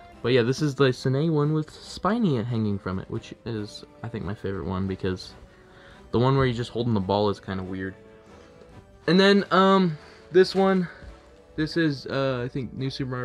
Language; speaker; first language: English; native; English